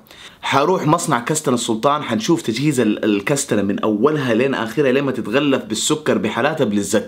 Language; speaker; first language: Arabic; native; Arabic